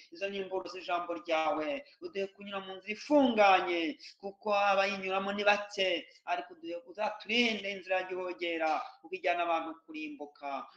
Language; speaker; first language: Kinyarwanda; native; Kinyarwanda